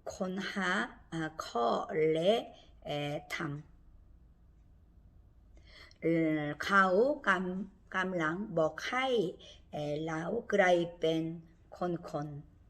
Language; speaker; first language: Thai; non-native, learner; Korean